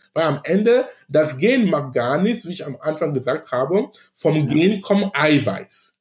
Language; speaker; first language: German; non-native, fluent; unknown